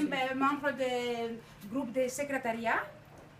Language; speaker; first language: French; non-native, learner; Greek